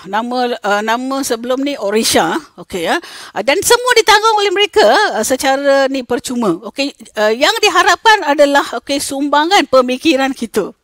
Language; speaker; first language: Malay; non-native, local second language; Tamil